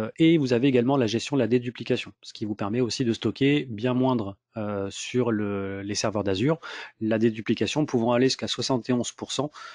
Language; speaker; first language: French; native; French